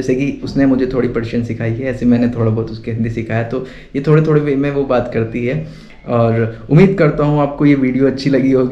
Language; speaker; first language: Hindi; native; Hindi